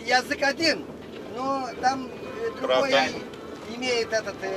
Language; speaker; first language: Russian; non-native, local second language; Gagauz